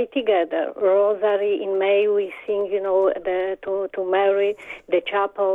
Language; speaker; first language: English; non-native, learner; Polish